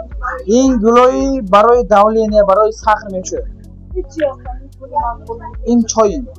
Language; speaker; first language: Persian; non-native, learner; Uzbek